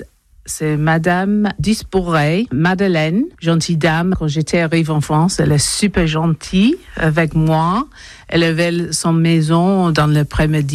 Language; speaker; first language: French; non-native, learner; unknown